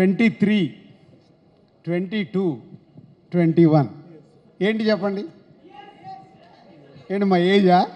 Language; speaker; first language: Telugu; native; Telugu